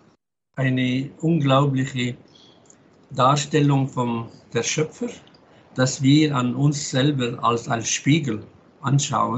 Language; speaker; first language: German; non-native, fluent; Arabic